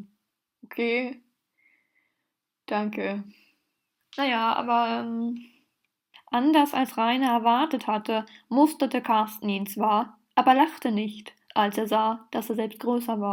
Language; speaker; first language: German; native; German